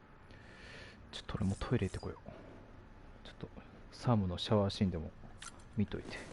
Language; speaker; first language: Japanese; native; Japanese